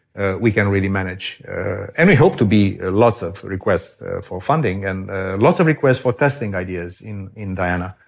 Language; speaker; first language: English; non-native, fluent; Romanian